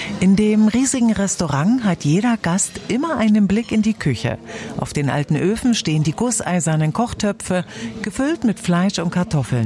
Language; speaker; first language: German; native; German